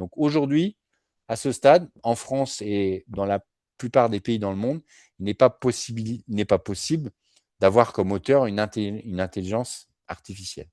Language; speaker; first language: French; native; French